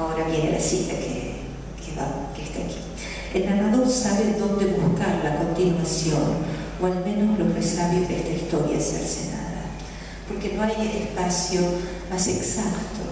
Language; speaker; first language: Spanish; native; Spanish